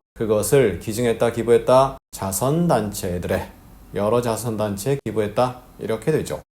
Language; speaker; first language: Korean; native; Korean